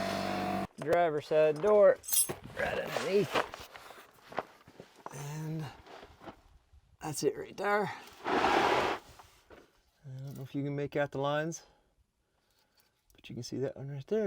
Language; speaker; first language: English; native; English